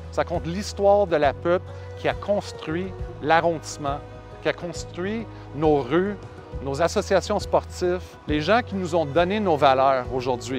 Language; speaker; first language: French; non-native, local second language; English